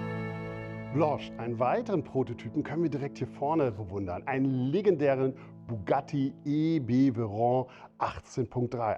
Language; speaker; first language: German; native; German